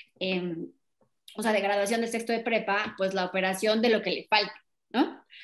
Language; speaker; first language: Spanish; native; Spanish